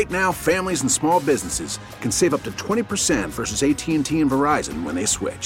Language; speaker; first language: English; native; English